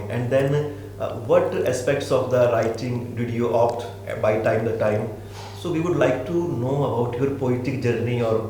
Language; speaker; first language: English; non-native, local second language; Hindi